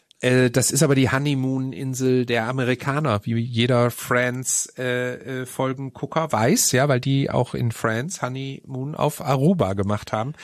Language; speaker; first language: German; native; German